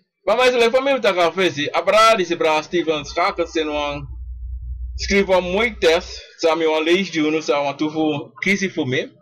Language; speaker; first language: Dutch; non-native, local second language; Sranan Tongo